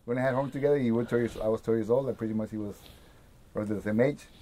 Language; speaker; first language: English; early bilingual, other home language; Spanish